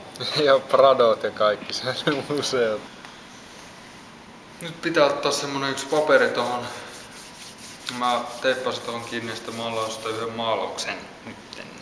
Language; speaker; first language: Finnish; native; Finnish